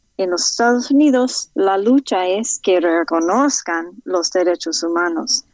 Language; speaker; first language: Spanish; non-native, fluent; English